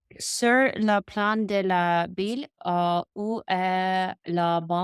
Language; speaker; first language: French; non-native, learner; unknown